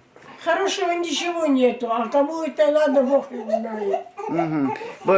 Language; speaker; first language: Russian; native; Russian